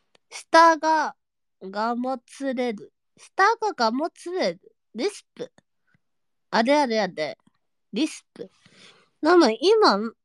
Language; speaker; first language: Japanese; non-native, fluent; English